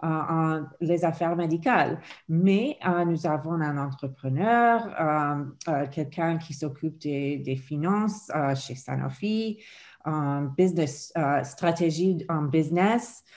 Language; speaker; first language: French; non-native, fluent; English